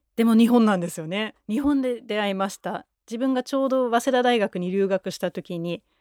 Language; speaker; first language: Japanese; non-native, fluent; German